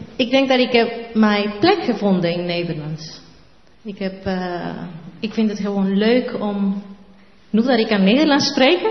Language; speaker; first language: Dutch; non-native, learner; Spanish